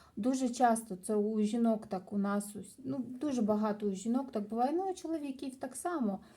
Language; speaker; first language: Ukrainian; native; Ukrainian